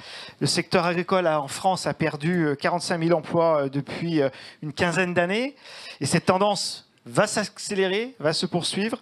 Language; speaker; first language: French; native; French